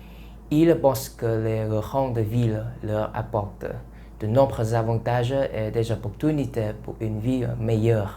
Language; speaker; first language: French; non-native, learner; Vietnamese